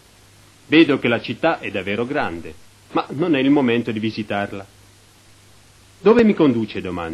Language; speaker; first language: Italian; native; Italian